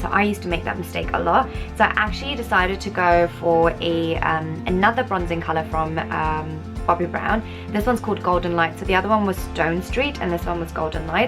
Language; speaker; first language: English; native; English